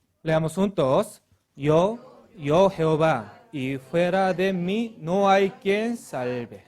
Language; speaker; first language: Spanish; non-native, learner; Korean